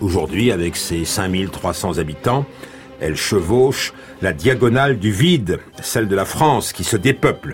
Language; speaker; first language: French; native; French